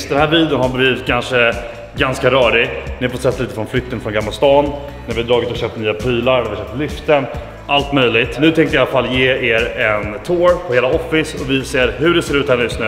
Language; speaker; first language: Swedish; native; Swedish